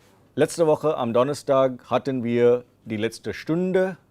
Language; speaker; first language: German; non-native, fluent; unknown